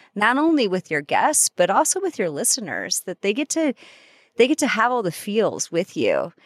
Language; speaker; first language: English; native; English